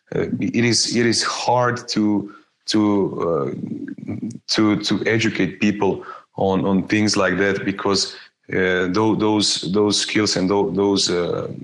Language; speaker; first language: English; non-native, fluent; Croatian